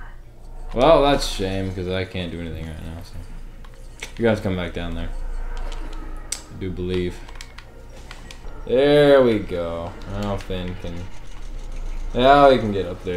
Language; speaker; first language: English; native; English